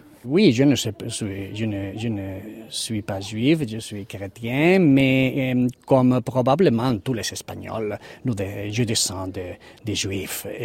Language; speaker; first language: French; non-native, fluent; Spanish